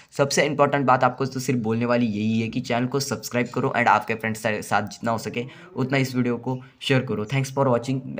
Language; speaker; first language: Hindi; non-native, local second language; Marathi